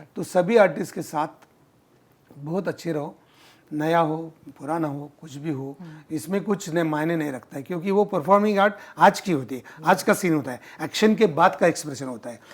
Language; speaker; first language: Hindi; non-native, local second language; Marathi